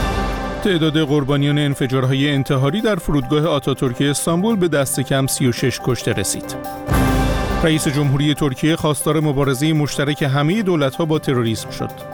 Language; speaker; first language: Persian; native; Persian